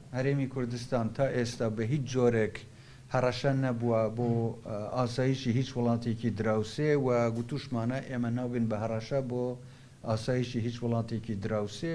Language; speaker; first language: Central Kurdish; non-native, local second language; Kurdish